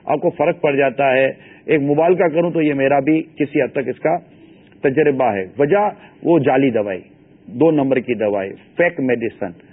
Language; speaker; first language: Urdu; native; Urdu